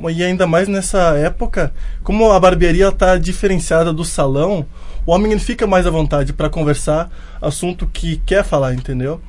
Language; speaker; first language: Portuguese; native; Portuguese